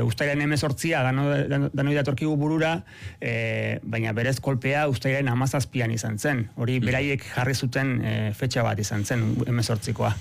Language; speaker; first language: Basque; native; Basque